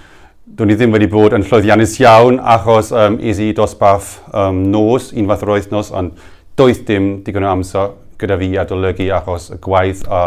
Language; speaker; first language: Welsh; non-native, learner; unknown